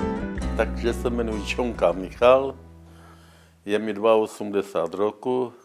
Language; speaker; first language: Czech; non-native, local second language; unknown